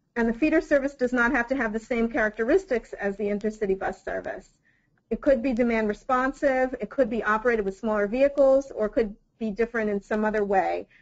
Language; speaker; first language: English; native; English